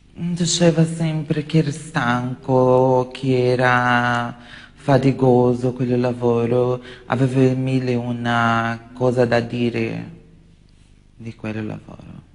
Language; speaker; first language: Italian; non-native, learner; Portuguese